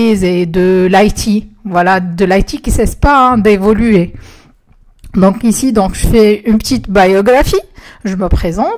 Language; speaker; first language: French; non-native, local second language; Arabic